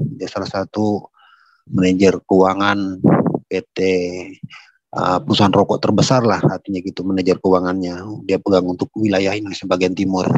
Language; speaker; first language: Indonesian; native; Indonesian